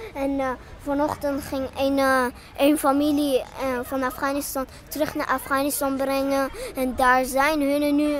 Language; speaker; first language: Dutch; non-native, learner; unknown